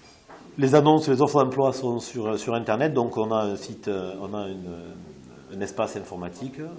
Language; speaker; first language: French; native; French